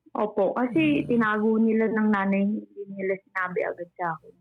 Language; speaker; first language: Filipino; native; Filipino